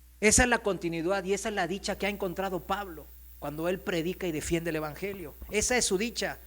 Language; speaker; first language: Spanish; non-native, fluent; Korean